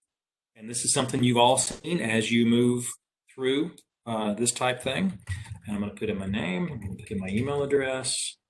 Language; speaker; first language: English; native; English